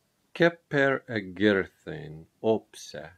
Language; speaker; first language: Greek; non-native, learner; English